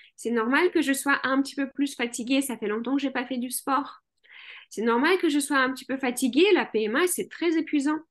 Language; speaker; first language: French; early bilingual, other home language; Russian